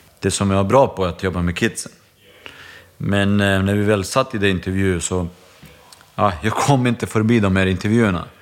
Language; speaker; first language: Swedish; early bilingual, other home language; Bosnian